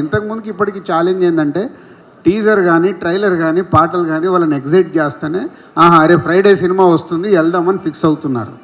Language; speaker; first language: Telugu; native; Telugu